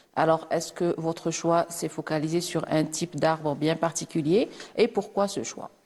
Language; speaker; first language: French; non-native, local second language; Arabic